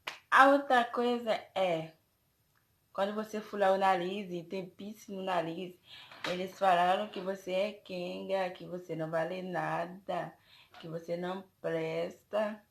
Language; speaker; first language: Portuguese; non-native, fluent; Haitian Creole